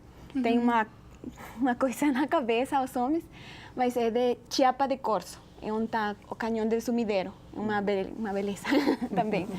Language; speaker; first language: Portuguese; non-native, learner; Spanish